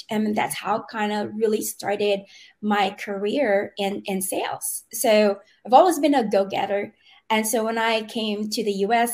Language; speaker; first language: English; non-native, local second language; Filipino